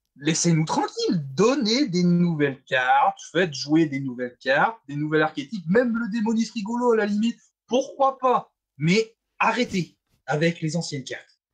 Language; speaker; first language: French; native; French